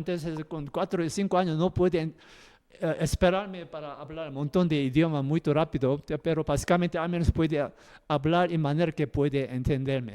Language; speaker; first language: Spanish; non-native, learner; Korean